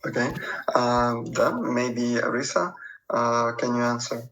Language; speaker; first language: English; non-native, fluent; Russian